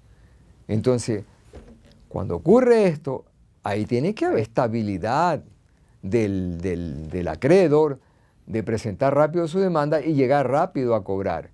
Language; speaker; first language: Spanish; native; Spanish